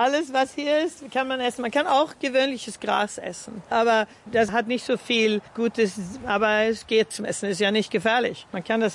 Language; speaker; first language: German; early bilingual, heritage; Swedish